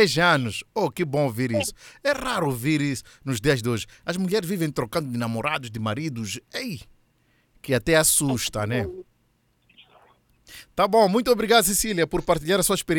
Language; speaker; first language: Portuguese; native; Portuguese